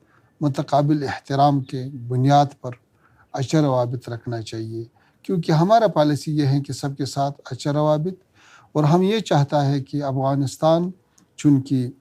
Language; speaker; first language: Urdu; non-native, learner; Pashto